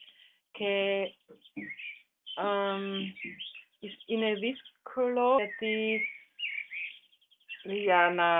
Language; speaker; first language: Greek; non-native, learner; German